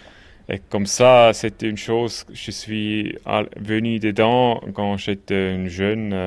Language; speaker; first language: French; non-native, local second language; German